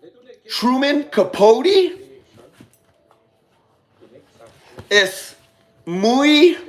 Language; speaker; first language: Spanish; non-native, learner; English